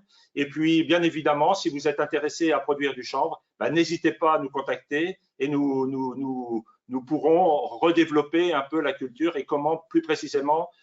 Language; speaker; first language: French; native; French